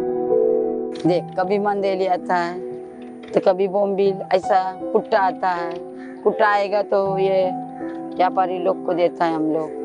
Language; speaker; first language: Hindi; non-native, local second language; Marathi